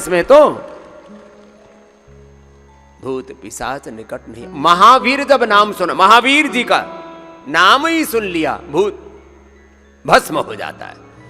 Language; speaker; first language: Hindi; native; Hindi